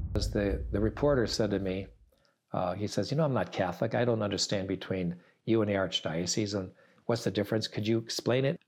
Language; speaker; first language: English; early bilingual, other home language; Italian